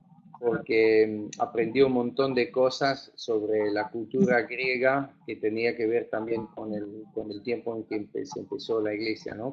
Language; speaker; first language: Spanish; non-native, fluent; Afrikaans